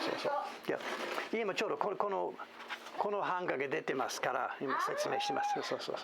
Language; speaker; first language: Japanese; non-native, fluent; English